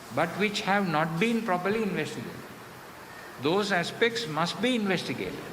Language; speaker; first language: English; non-native, local second language; Sinhala